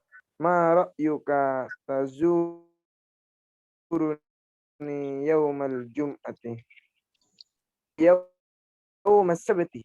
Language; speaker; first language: Arabic; non-native, learner; Indonesian